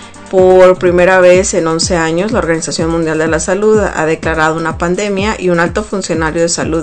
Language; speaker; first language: Spanish; native; Spanish